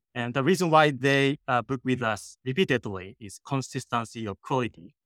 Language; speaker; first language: English; non-native, fluent; Japanese